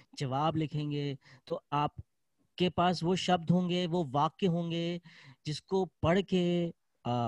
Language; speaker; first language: Hindi; native; Hindi